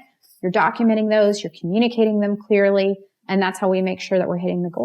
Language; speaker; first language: English; native; English